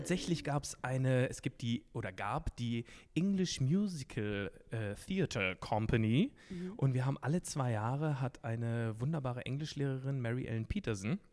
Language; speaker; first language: German; native; German